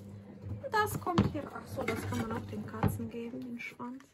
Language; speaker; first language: German; non-native, learner; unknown